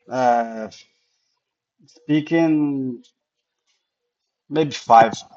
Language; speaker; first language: English; non-native, learner; Portuguese